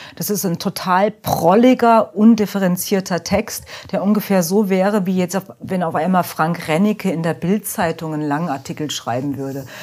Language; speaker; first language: German; native; German